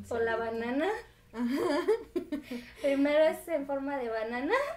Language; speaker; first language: Spanish; native; Spanish